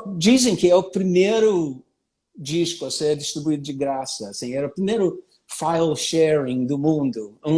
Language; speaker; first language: Portuguese; non-native, fluent; English